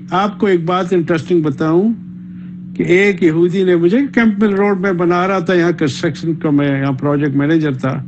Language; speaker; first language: Urdu; native; Urdu